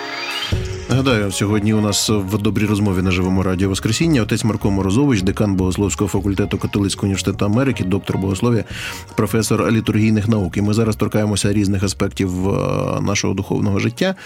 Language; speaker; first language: Ukrainian; native; Ukrainian